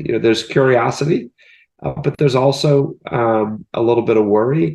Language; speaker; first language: English; native; English